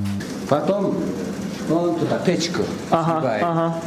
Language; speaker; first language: Russian; non-native, local second language; Kyrgyz